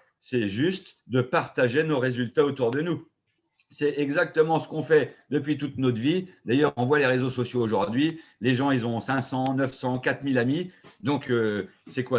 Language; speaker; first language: French; native; French